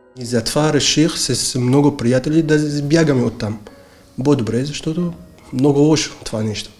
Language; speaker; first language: Bulgarian; non-native, learner; Arabic